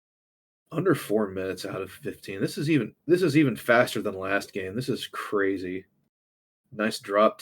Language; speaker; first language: English; native; English